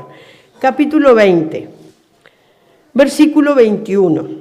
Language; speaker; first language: Spanish; native; Spanish